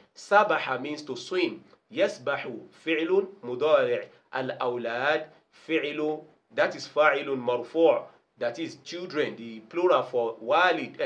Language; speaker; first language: English; non-native, local second language; Yoruba